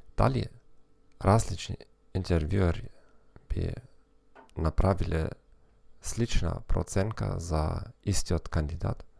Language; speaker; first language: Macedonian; non-native, fluent; German